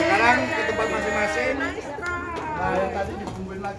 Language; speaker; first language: Indonesian; native; Indonesian